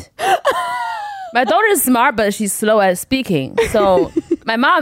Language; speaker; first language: English; non-native, fluent; Chinese